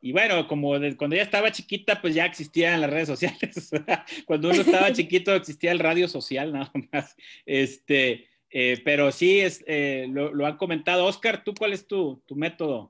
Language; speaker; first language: Spanish; native; Spanish